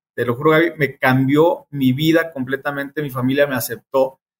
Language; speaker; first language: Spanish; native; Spanish